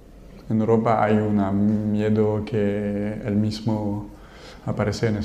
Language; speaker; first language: Spanish; non-native, learner; French